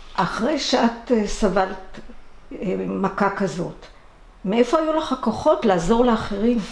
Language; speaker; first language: Hebrew; native; Hebrew